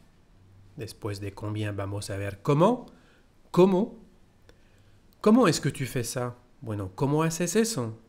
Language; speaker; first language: Spanish; non-native, fluent; French